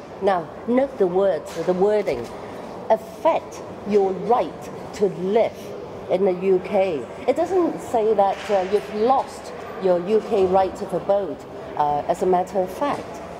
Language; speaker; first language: English; non-native, local second language; Cantonese